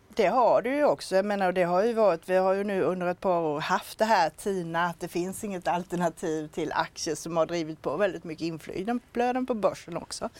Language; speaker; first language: Swedish; native; Swedish